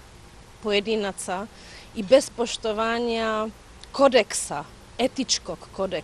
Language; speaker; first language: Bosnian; non-native, fluent; Czech